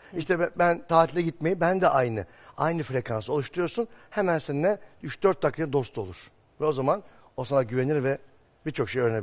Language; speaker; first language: Turkish; native; Turkish